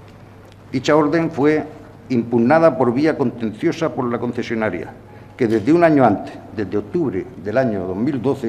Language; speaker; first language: Spanish; native; Spanish